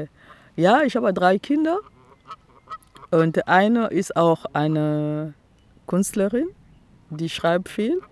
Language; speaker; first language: German; non-native, fluent; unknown